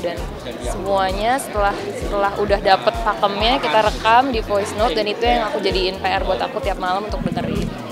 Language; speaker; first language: Indonesian; native; Indonesian